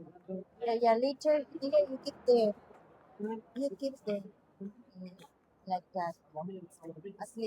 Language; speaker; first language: English; non-native, local second language; Filipino